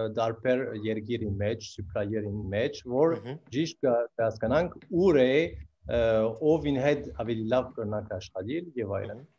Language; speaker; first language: Armenian; early bilingual, heritage; Armenian